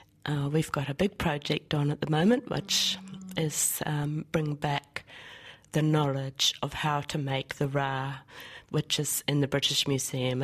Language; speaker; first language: English; native; English